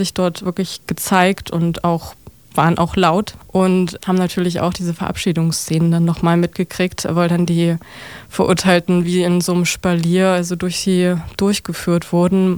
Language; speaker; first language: German; native; German